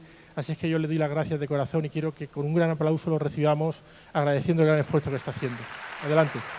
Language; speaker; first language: Spanish; native; Spanish